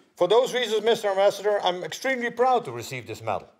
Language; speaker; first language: English; non-native, fluent; Dutch